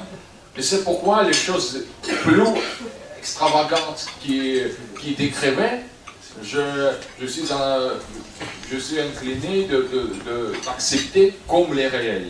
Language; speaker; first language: French; non-native, fluent; Russian